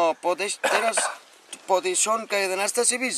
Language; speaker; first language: Polish; non-native, learner; Spanish